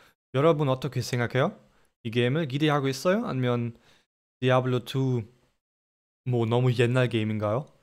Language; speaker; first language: Korean; non-native, fluent; German